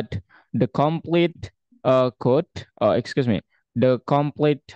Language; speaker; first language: English; non-native, fluent; Indonesian